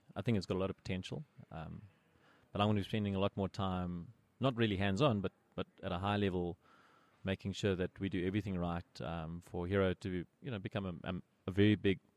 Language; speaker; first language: English; native; English